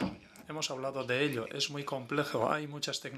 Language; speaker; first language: Spanish; native; Spanish